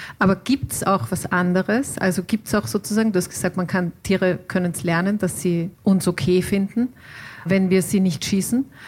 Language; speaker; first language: German; native; German